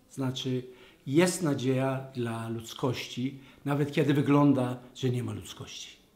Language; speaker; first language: Polish; non-native, learner; Hebrew